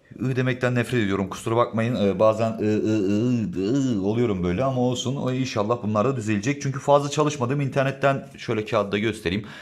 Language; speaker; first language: Turkish; native; Turkish